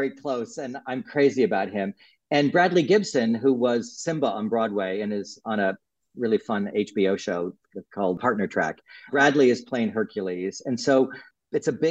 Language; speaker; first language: English; native; English